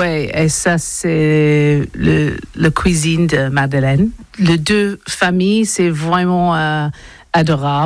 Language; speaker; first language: French; non-native, learner; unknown